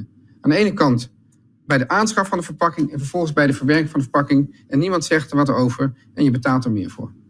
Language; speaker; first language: Dutch; native; Dutch